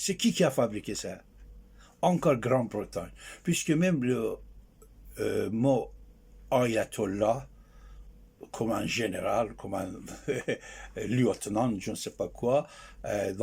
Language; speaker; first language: French; non-native, fluent; Persian